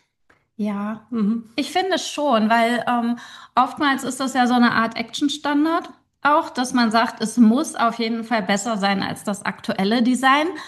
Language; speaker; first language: German; native; German